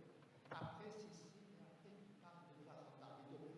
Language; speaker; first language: French; non-native, fluent; Portuguese